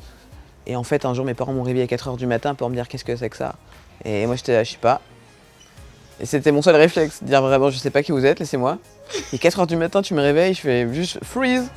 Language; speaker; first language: French; native; French